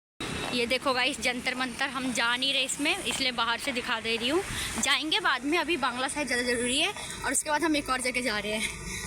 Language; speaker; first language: Hindi; native; Hindi